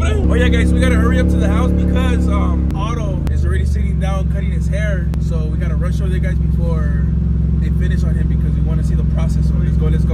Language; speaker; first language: English; early bilingual, other home language; Spanish